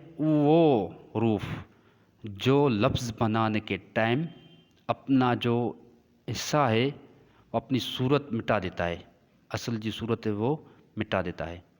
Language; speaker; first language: Urdu; non-native, local second language; Sindhi